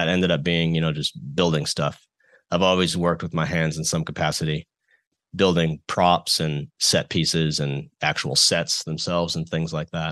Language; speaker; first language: English; native; English